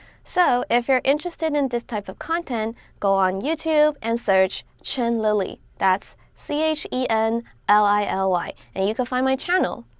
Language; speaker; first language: English; non-native, fluent; Chinese